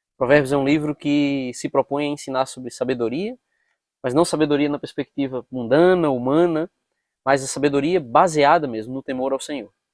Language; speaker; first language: Portuguese; native; Portuguese